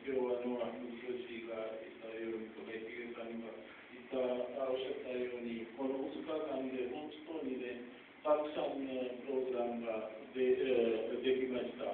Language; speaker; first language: Japanese; non-native, fluent; Urdu